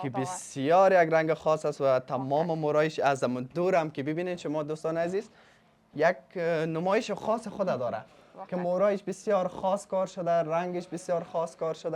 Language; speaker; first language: Persian; native; Persian